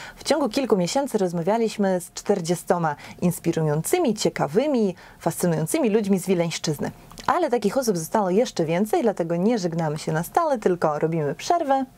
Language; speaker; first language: Polish; native; Polish